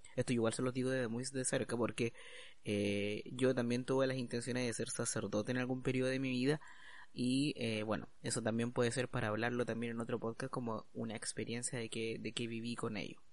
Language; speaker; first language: Spanish; native; Spanish